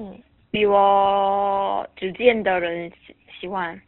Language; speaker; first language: Chinese; non-native, learner; Korean